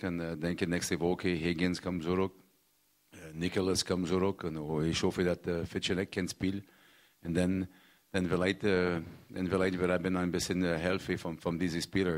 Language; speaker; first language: German; non-native, fluent; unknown